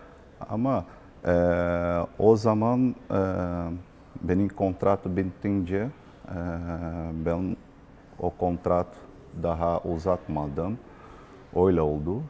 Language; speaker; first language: Turkish; non-native, learner; Portuguese